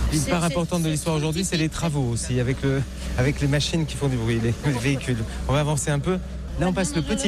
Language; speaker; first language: French; native; French